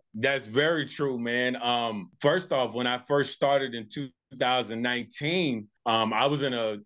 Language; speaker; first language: English; native; English